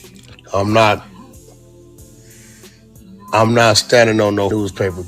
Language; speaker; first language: English; native; English